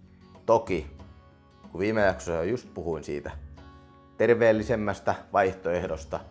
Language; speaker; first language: Finnish; native; Finnish